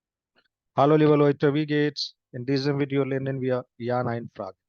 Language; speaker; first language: German; non-native, fluent; Hindi